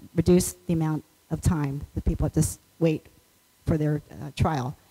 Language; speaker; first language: English; native; English